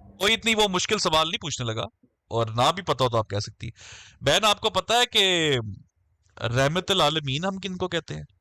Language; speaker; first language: Urdu; native; Urdu